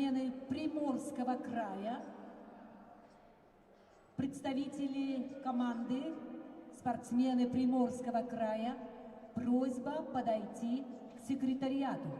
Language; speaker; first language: Russian; native; Russian